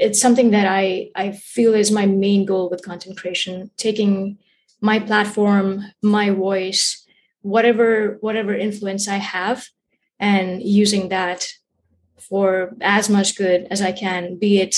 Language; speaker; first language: English; non-native, local second language; Hindi